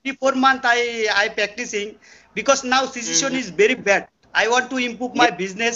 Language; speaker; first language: English; non-native, learner; Bangla